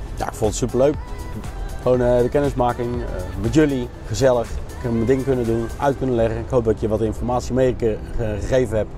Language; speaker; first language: Dutch; native; Dutch